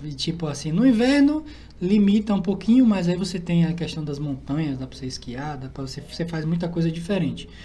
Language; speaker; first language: Portuguese; native; Portuguese